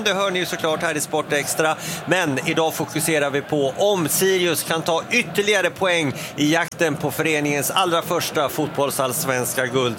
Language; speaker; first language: Swedish; native; Swedish